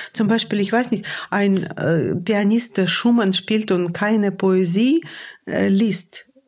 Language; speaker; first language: German; non-native, fluent; Russian